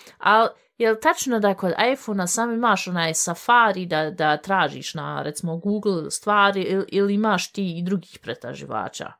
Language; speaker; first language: Bosnian; early bilingual, heritage; Bosnian